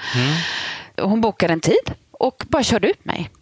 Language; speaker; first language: Swedish; native; Swedish